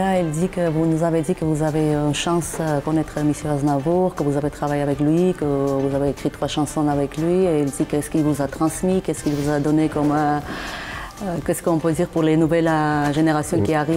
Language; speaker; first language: French; non-native, fluent; Armenian